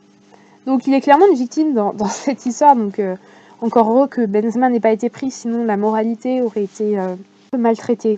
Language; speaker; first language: French; native; French